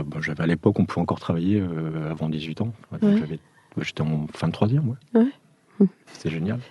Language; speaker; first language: French; early bilingual, other home language; Portuguese